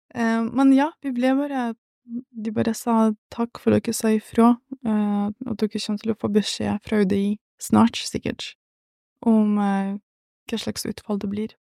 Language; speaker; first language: Norwegian; early bilingual, other home language; Russian